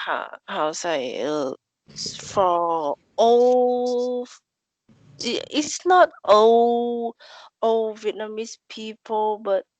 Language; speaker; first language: English; non-native, learner; Vietnamese